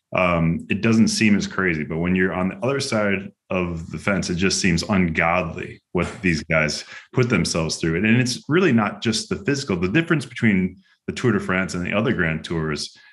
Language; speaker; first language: English; native; English